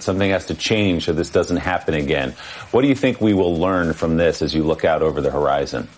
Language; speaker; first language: English; native; English